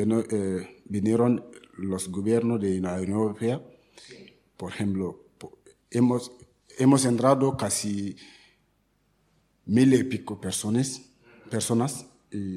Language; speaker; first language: Spanish; non-native, learner; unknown